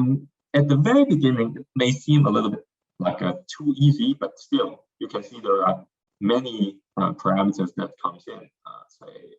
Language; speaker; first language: English; non-native, fluent; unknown